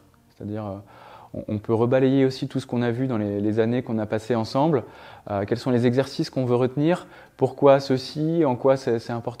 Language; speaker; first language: French; native; French